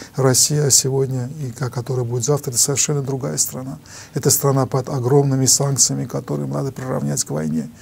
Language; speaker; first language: Russian; non-native, local second language; Armenian